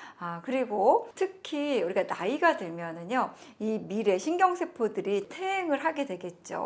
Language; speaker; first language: Korean; native; Korean